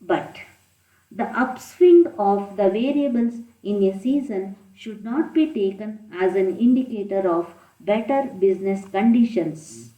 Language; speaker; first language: English; non-native, local second language; Kannada